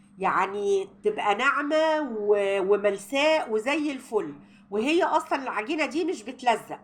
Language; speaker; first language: Arabic; native; Arabic